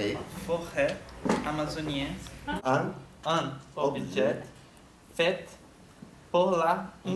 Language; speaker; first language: French; non-native, learner; Portuguese